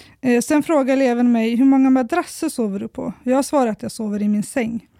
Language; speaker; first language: Swedish; early bilingual, other home language; Persian